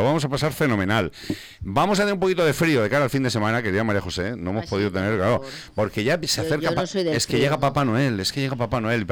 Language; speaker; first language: Spanish; native; Spanish